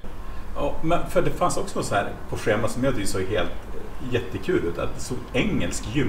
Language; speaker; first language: Swedish; native; Swedish